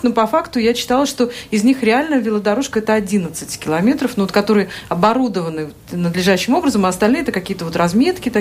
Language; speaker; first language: Russian; native; Russian